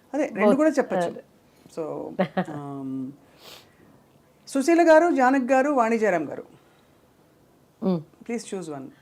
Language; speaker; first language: Telugu; native; Telugu